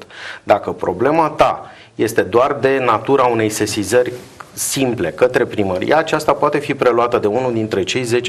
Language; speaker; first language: Romanian; native; Romanian